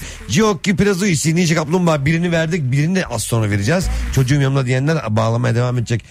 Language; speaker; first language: Turkish; native; Turkish